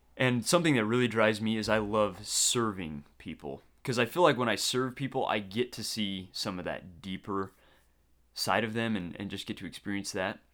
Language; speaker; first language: English; native; English